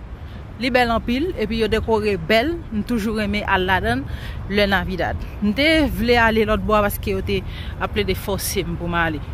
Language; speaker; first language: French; non-native, local second language; Haitian Creole